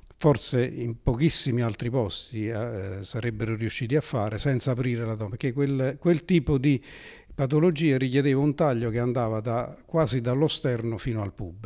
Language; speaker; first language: Italian; native; Italian